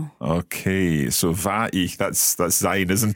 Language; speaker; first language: German; non-native, learner; English